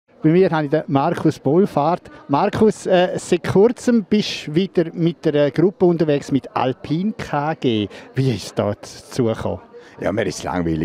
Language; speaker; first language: German; native; German